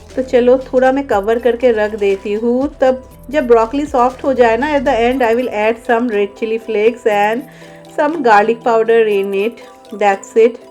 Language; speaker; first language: Hindi; non-native, local second language; Bangla